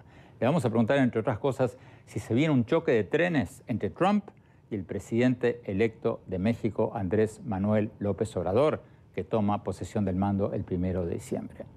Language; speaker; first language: Spanish; native; Spanish